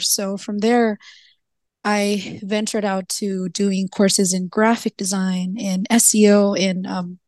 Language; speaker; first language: English; non-native, local second language; Cebuano